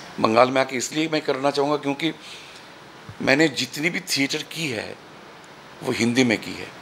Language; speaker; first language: Hindi; non-native, local second language; Bangla